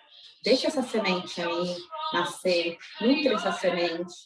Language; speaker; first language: Portuguese; native; Portuguese